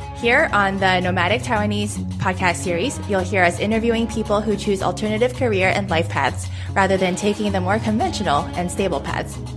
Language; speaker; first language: English; early bilingual, other home language; Chinese